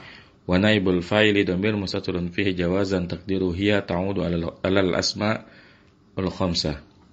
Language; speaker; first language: Arabic; non-native, fluent; Indonesian